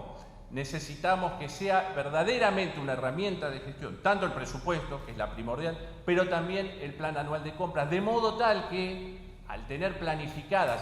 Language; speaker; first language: Spanish; native; Spanish